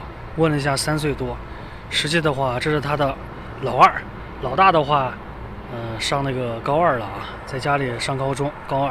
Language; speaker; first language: Chinese; native; Chinese